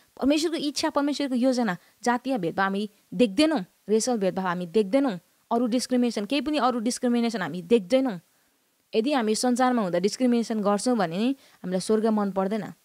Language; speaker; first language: Nepali; native; Nepali